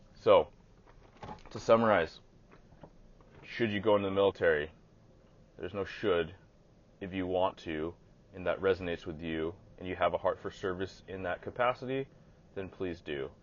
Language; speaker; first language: English; native; English